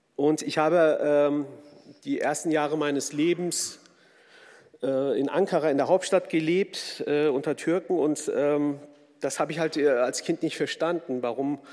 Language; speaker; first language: German; early bilingual, other home language; Kurdish